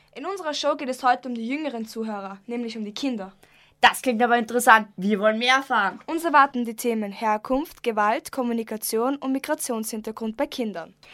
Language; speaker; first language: German; native; German